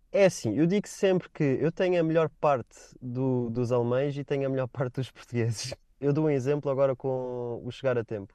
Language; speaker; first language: Portuguese; native; Portuguese